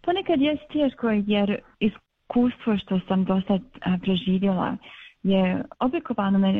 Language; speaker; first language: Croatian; early bilingual, other home language; Bosnian